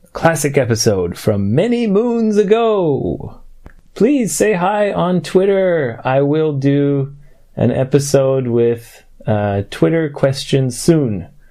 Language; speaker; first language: English; native; English